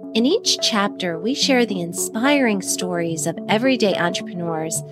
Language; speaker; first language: English; native; English